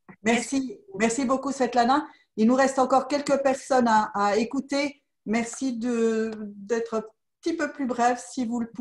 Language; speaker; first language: French; native; French